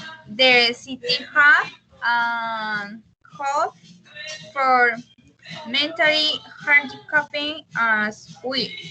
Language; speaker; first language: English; non-native, learner; Spanish